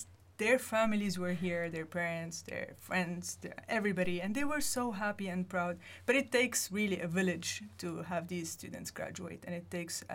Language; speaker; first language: English; non-native, fluent; Arabic